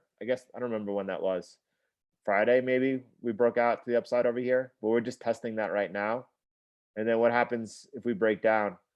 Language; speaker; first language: English; native; English